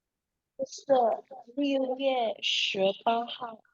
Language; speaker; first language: Chinese; non-native, learner; Indonesian